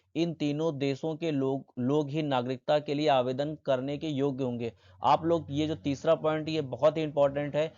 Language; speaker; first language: Hindi; native; Hindi